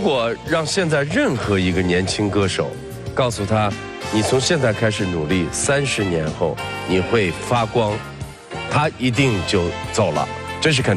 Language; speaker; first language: Chinese; native; Chinese